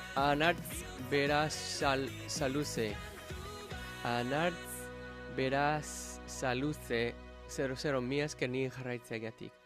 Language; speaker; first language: Basque; non-native, learner; English